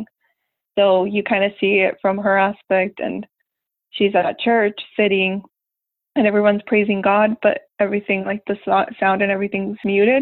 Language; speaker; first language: English; native; English